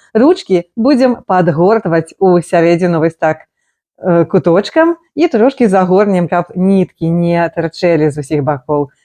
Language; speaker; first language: Belarusian; non-native, local second language; Russian